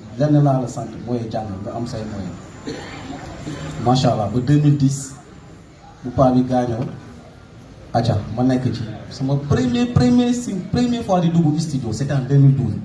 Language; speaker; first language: Wolof; non-native, local second language; Mandingo